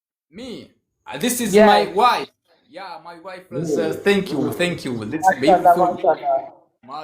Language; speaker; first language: English; non-native, learner; Swahili